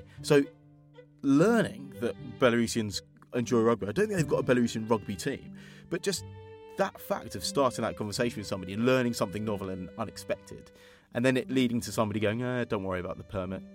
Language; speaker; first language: English; native; English